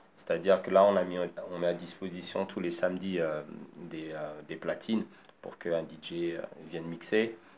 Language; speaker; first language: French; early bilingual, other home language; Lingala